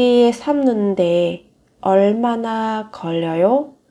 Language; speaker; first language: Korean; non-native, fluent; Vietnamese